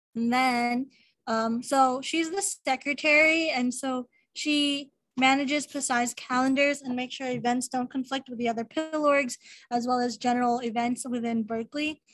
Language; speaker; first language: English; native; English